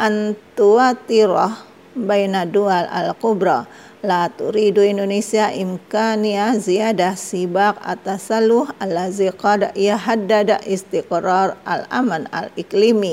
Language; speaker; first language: Arabic; non-native, learner; Indonesian